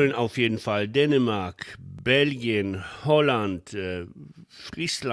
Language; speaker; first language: German; non-native, fluent; Polish